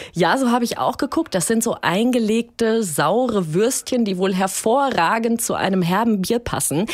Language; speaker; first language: German; native; German